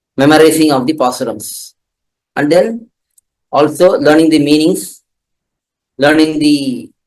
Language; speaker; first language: English; non-native, local second language; Tamil